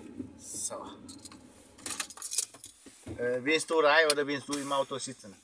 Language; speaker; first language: German; non-native, learner; Vietnamese